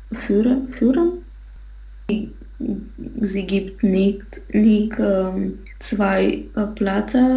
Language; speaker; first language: German; non-native, learner; Russian